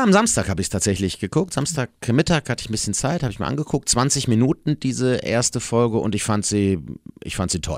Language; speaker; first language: German; native; German